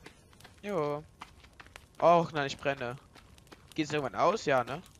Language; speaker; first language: German; native; German